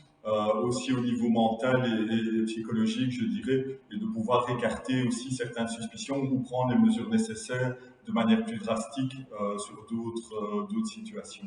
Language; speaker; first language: French; native; French